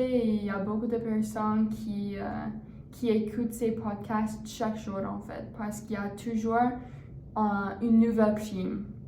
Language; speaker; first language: French; non-native, learner; English